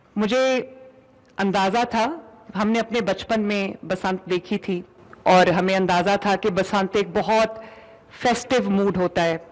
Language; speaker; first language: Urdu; native; Urdu